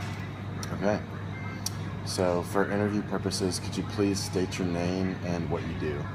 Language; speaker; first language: English; native; English